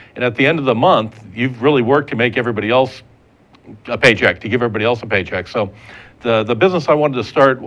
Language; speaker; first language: English; native; English